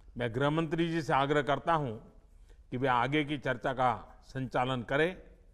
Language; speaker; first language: Hindi; non-native, local second language; Gujarati